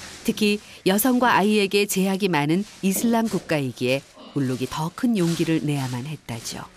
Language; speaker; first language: Korean; native; Korean